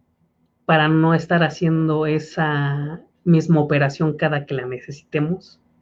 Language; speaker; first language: Spanish; native; Spanish